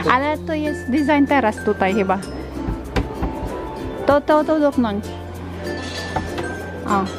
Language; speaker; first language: Polish; non-native, learner; Filipino